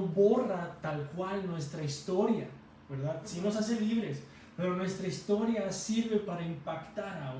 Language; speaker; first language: Spanish; native; Spanish